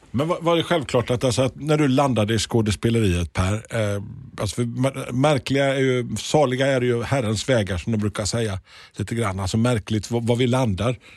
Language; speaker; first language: Swedish; native; Swedish